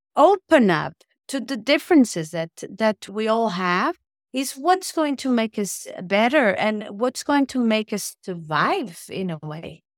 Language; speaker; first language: English; non-native, fluent; Portuguese